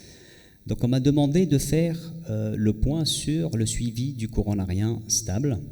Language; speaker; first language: French; non-native, local second language; Arabic